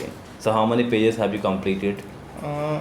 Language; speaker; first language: English; non-native, local second language; Hindi